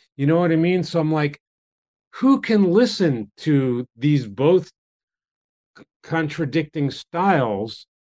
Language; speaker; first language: English; native; English